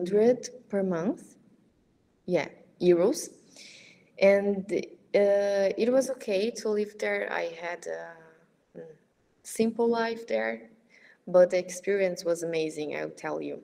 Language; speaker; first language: English; non-native, fluent; Portuguese